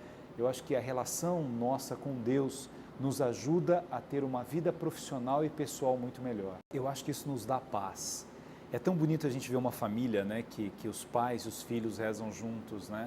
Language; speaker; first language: Portuguese; native; Portuguese